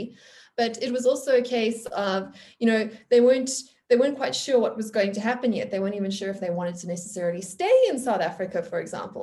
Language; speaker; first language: English; native; English